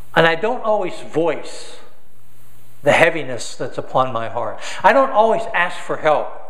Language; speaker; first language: English; native; English